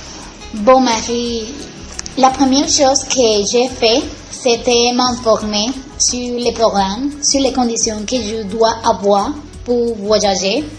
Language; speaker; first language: French; non-native, learner; Spanish